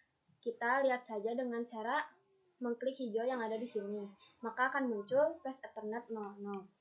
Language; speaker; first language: Indonesian; native; Indonesian